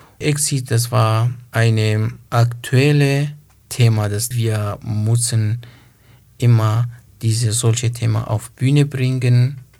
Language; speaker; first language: German; non-native, learner; Kurdish